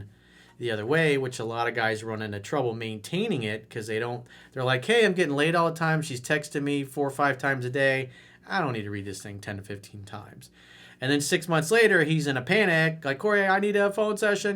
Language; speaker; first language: English; native; English